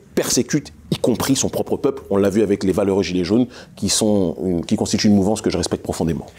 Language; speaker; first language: French; native; French